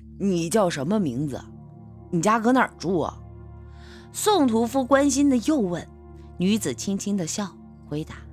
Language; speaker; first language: Chinese; native; Chinese